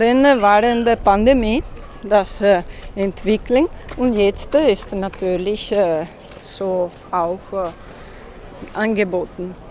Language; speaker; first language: German; non-native, learner; Italian